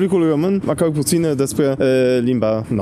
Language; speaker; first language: Romanian; non-native, fluent; Polish